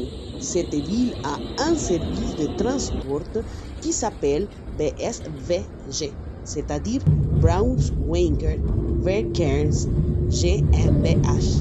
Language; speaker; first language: French; non-native, learner; Spanish